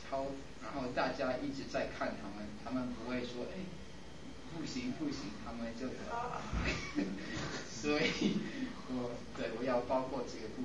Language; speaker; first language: Chinese; non-native, fluent; English